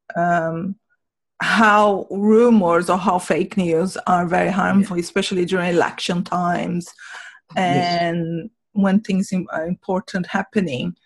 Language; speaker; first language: English; non-native, fluent; Portuguese